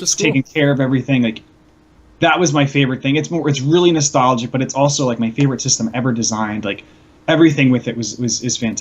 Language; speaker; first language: English; native; English